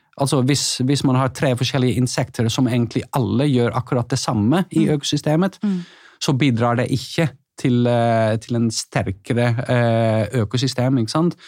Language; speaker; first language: Norwegian; non-native, fluent; Dutch